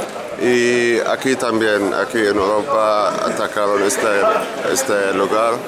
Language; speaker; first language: Spanish; non-native, fluent; Arabic